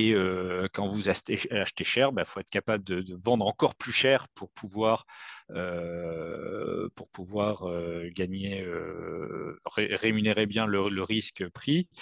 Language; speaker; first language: French; native; French